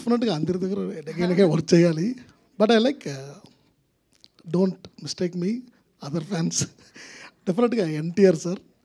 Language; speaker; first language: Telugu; non-native, learner; Tamil